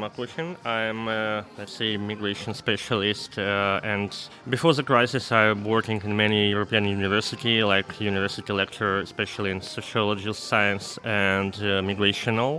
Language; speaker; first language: English; non-native, fluent; Romanian